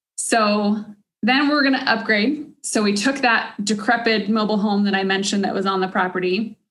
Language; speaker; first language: English; native; English